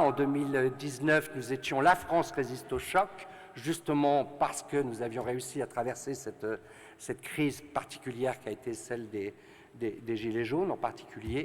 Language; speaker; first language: French; native; French